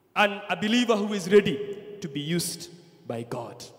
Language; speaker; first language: English; non-native, local second language; Swahili